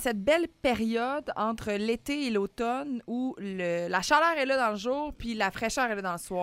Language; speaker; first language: French; native; French